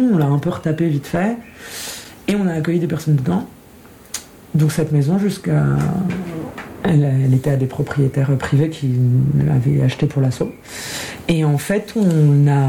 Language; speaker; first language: French; native; French